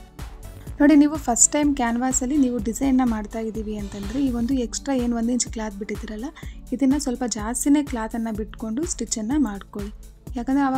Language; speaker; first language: Kannada; native; Kannada